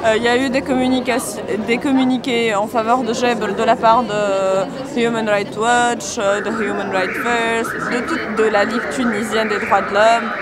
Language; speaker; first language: French; non-native, local second language; Arabic